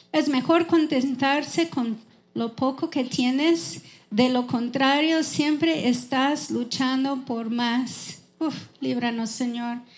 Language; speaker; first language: Spanish; non-native, fluent; English